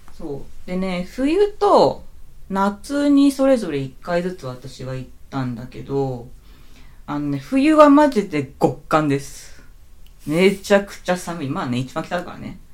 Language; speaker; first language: Japanese; native; Japanese